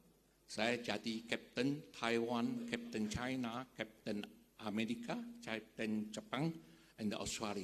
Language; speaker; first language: Indonesian; non-native, fluent; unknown